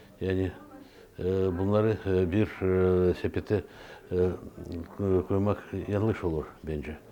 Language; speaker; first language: Turkish; non-native, fluent; Russian